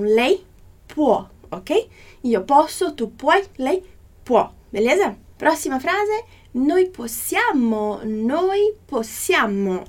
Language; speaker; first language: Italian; non-native, fluent; Portuguese